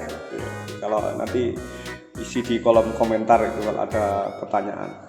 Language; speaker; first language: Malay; non-native, local second language; Javanese